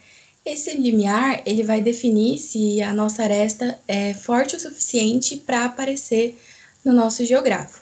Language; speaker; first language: Portuguese; native; Portuguese